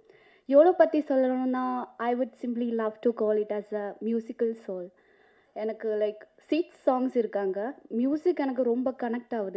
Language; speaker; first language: Tamil; non-native, fluent; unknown